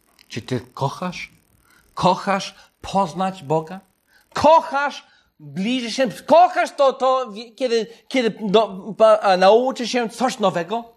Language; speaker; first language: Polish; non-native, fluent; English